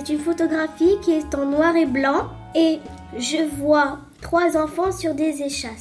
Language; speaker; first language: French; non-native, local second language; Arabic